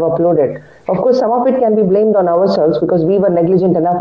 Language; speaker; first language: English; non-native, local second language; Kannada